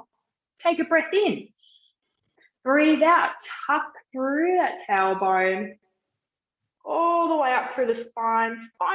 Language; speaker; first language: English; native; English